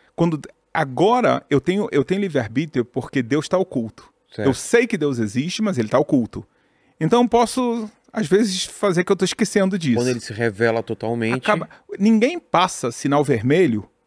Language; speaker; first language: Portuguese; native; Portuguese